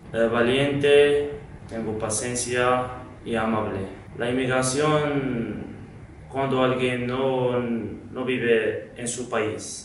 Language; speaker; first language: Spanish; non-native, learner; Arabic